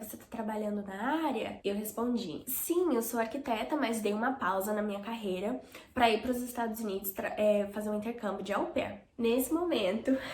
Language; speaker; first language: Portuguese; native; Portuguese